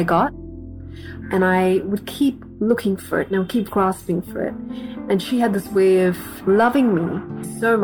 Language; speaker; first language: English; non-native, local second language; Tamil